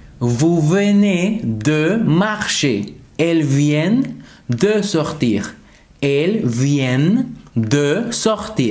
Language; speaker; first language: French; non-native, fluent; Spanish